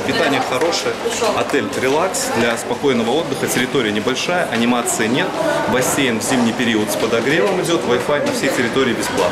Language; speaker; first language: Russian; native; Russian